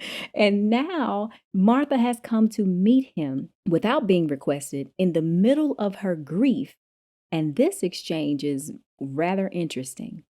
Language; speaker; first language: English; native; English